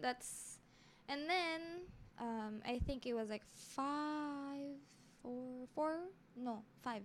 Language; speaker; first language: English; non-native, local second language; Filipino